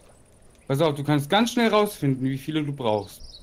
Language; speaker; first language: German; native; German